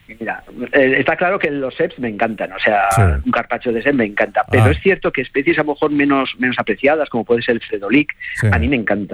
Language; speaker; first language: Spanish; native; Spanish